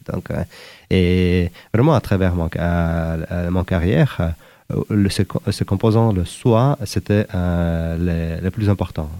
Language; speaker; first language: French; non-native, fluent; Uzbek